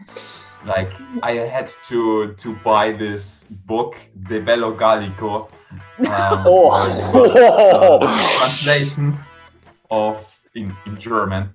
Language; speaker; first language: English; non-native, fluent; German